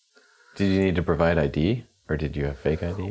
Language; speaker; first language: English; native; English